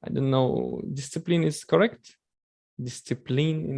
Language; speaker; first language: English; non-native, learner; Chechen